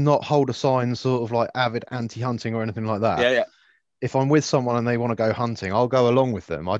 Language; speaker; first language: English; native; English